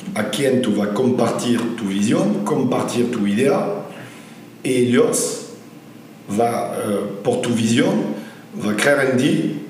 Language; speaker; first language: Spanish; non-native, fluent; French